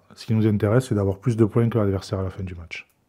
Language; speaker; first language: French; native; French